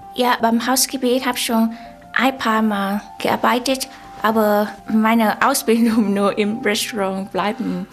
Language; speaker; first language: German; non-native, learner; Vietnamese